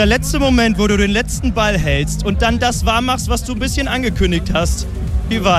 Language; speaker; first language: German; native; German